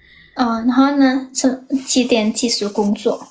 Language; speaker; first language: Chinese; non-native, learner; Indonesian